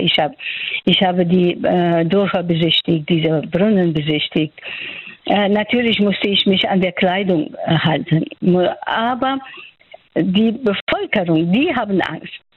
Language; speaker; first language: German; non-native, fluent; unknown